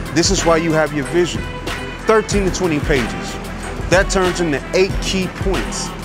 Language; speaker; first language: English; native; English